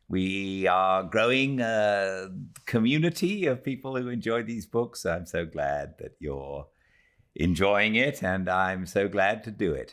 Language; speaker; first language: English; native; English